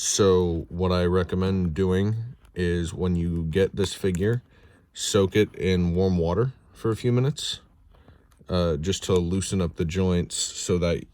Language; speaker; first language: English; native; English